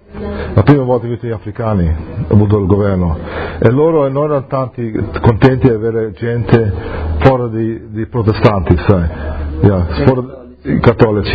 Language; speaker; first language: Italian; early bilingual, heritage; English